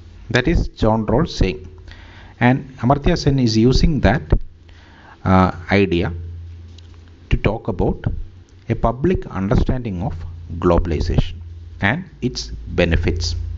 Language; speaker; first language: English; non-native, local second language; Malayalam